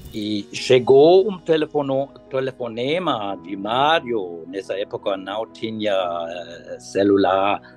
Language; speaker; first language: Portuguese; non-native, fluent; German